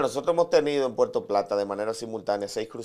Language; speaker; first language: Spanish; native; Spanish